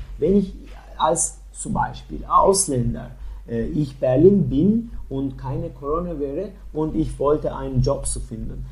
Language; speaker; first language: German; non-native, learner; Turkish